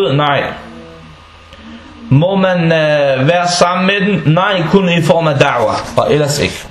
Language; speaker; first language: Danish; non-native, fluent; Arabic